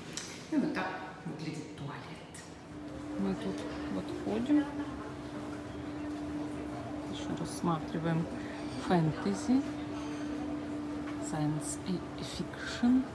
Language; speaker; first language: Russian; native; Russian